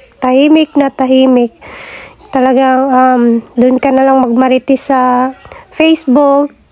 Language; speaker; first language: Filipino; native; Filipino